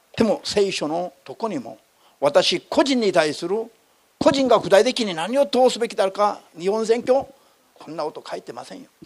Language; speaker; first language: Japanese; non-native, fluent; Korean